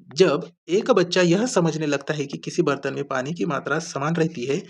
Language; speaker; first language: Hindi; non-native, local second language; Marathi